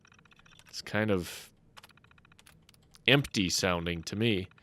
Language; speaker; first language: English; native; English